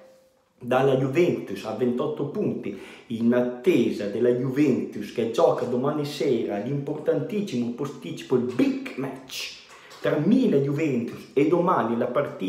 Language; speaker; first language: Italian; native; Italian